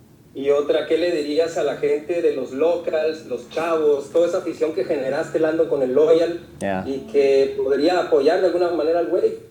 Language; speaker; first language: Spanish; native; Spanish